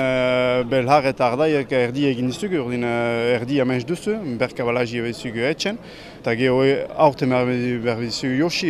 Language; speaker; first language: Basque; native; Basque